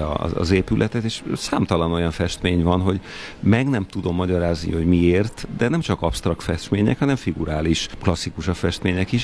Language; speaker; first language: Hungarian; native; Hungarian